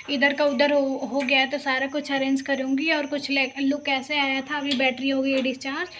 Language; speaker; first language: Hindi; native; Hindi